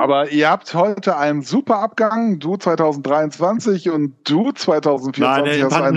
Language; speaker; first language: German; native; German